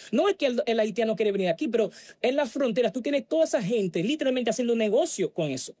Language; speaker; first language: Spanish; non-native, fluent; Haitian Creole